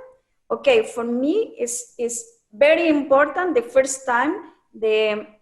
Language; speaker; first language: English; non-native, learner; Spanish